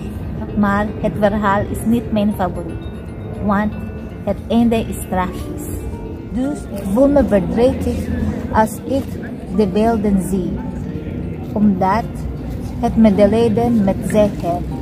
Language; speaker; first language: Dutch; non-native, learner; Filipino